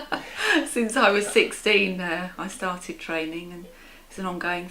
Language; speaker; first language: English; native; English